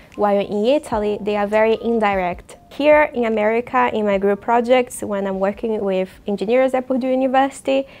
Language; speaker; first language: English; non-native, fluent; Portuguese